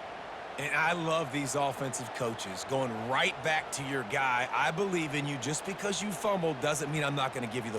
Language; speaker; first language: English; native; English